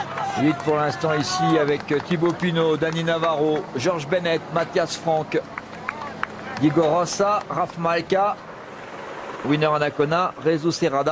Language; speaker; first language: French; native; French